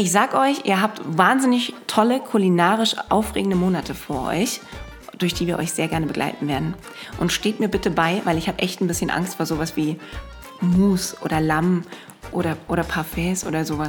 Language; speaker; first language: German; native; German